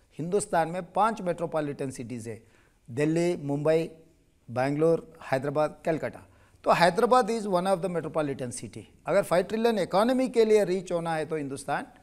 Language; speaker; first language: Hindi; non-native, local second language; Telugu